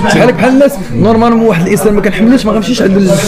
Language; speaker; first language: Arabic; native; Arabic